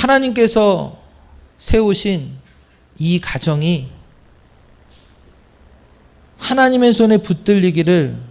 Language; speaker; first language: Korean; native; Korean